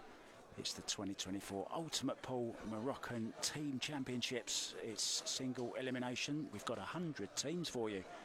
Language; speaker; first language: English; native; English